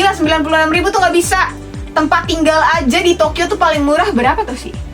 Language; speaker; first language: Indonesian; native; Indonesian